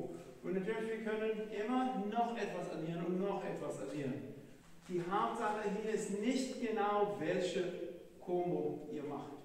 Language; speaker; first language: German; non-native, fluent; Hebrew